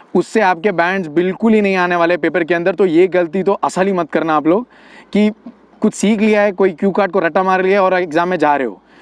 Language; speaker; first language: Hindi; non-native, local second language; Gujarati